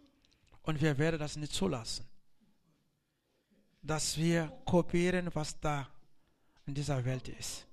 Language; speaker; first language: German; non-native, learner; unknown